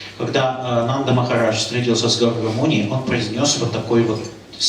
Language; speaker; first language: Russian; native; Russian